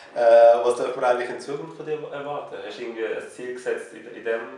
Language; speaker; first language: German; native; German